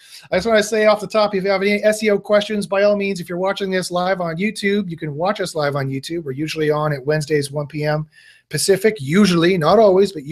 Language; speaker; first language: English; native; English